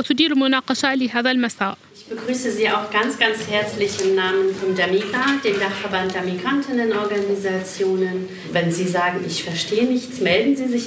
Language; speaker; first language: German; non-native, fluent; Arabic